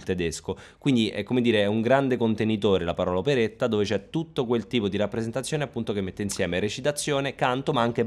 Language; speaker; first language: Italian; native; Italian